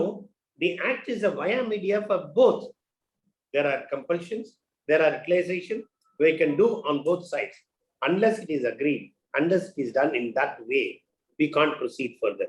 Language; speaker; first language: English; non-native, local second language; Tamil